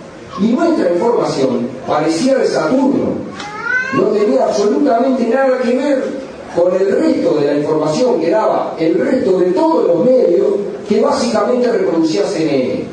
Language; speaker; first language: Spanish; native; Spanish